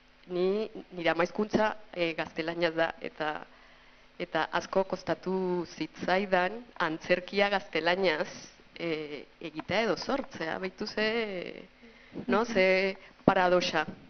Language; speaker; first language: Basque; non-native, fluent; Spanish